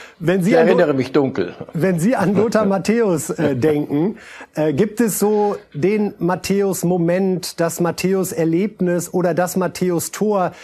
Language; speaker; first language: German; native; German